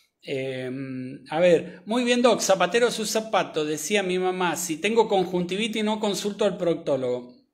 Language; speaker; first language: Spanish; native; Spanish